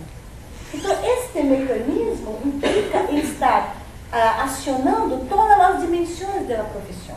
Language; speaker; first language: Spanish; non-native, fluent; Portuguese